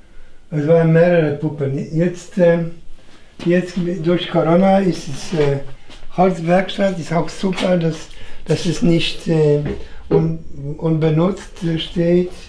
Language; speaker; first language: German; non-native, fluent; Polish